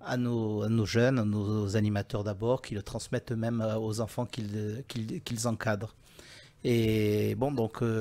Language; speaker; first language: French; native; French